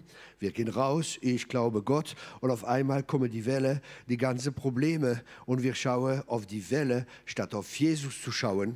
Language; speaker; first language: German; non-native, fluent; French